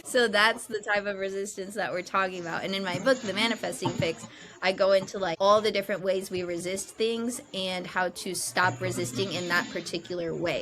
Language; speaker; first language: English; native; English